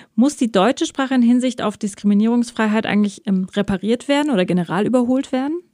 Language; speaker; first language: German; early bilingual, other home language; Persian